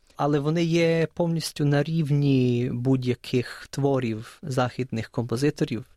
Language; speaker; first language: Ukrainian; early bilingual, other home language; English